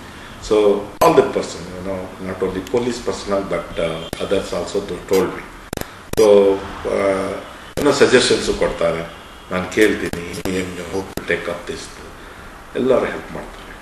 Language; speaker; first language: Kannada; non-native, local second language; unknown